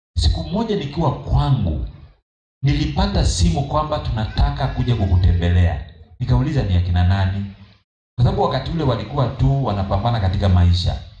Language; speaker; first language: Swahili; non-native, local second language; Kamba